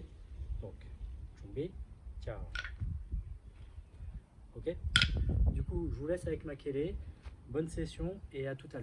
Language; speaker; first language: French; native; French